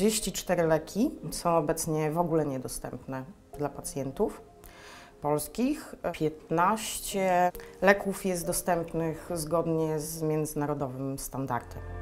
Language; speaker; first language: Polish; native; Polish